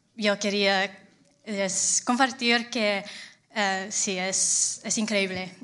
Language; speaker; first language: Spanish; non-native, fluent; English